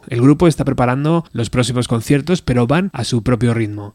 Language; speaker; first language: Spanish; native; Spanish